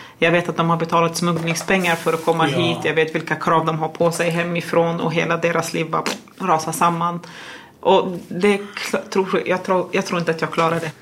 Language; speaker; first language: Swedish; non-native, fluent; Arabic